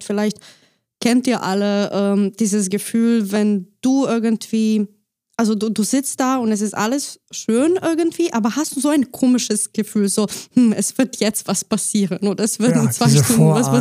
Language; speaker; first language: German; non-native, fluent; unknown